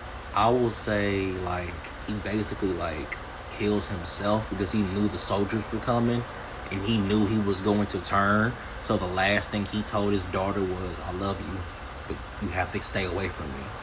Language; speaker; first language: English; native; English